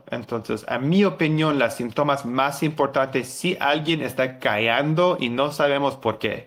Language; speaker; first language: Spanish; non-native, learner; English